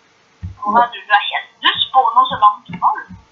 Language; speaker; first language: Norwegian; native; Norwegian